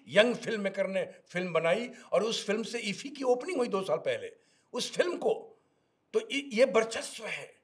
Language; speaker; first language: Hindi; native; Hindi